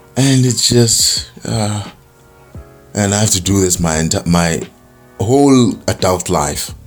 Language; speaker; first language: English; non-native, local second language; Zulu